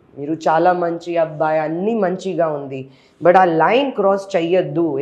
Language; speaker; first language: Telugu; non-native, local second language; Hindi